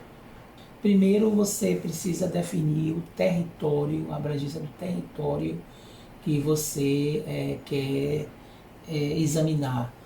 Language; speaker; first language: Portuguese; native; Portuguese